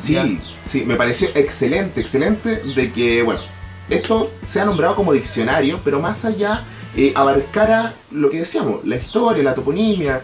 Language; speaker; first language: Spanish; native; Spanish